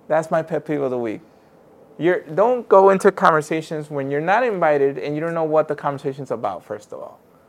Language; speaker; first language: English; early bilingual, other home language; Spanish